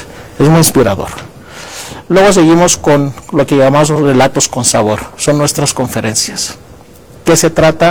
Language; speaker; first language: Spanish; non-native, fluent; Greek